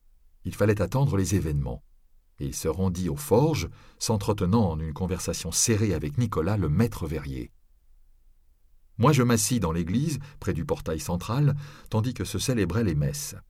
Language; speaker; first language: French; native; French